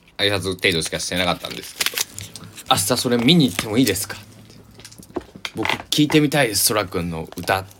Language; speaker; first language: Japanese; native; Japanese